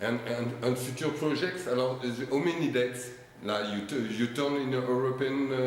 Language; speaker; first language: English; non-native, learner; French